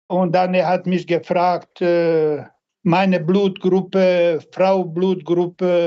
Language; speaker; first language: German; non-native, learner; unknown